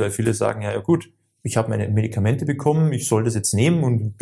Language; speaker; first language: German; native; German